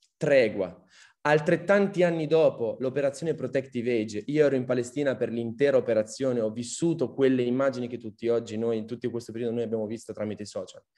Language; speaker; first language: Italian; early bilingual, other home language; Arabic